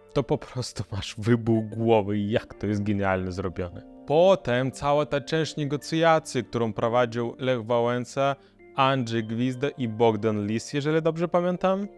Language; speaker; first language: Polish; non-native, fluent; Russian